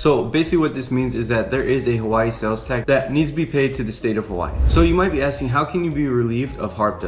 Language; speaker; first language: English; native; English